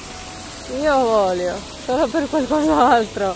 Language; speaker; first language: Italian; non-native, learner; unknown